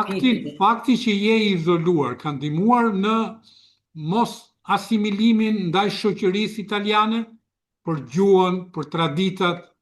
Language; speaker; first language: Albanian; native; Albanian